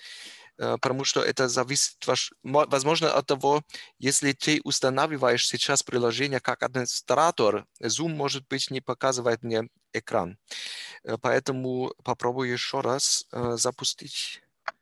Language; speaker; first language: Russian; non-native, learner; German